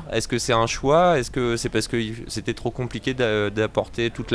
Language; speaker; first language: French; native; French